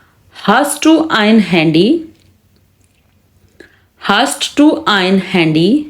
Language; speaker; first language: German; non-native, fluent; Urdu